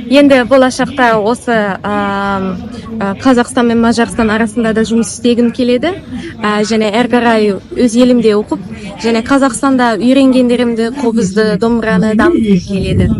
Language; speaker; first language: Kazakh; non-native, fluent; Hungarian